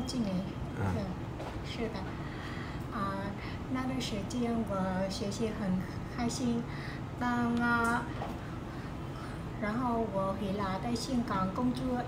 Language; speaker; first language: Chinese; non-native, learner; Vietnamese